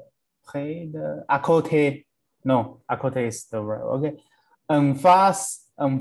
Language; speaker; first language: French; non-native, learner; English